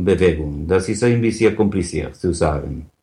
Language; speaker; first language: German; non-native, learner; Catalan